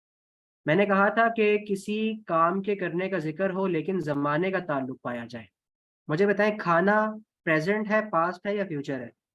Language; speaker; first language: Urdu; non-native, local second language; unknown